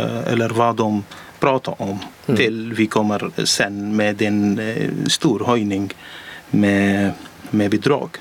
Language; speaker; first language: Swedish; non-native, learner; Arabic